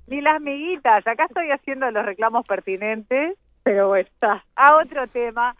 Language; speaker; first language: Spanish; native; Spanish